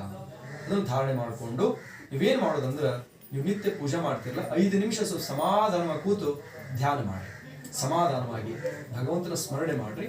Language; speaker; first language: Kannada; native; Kannada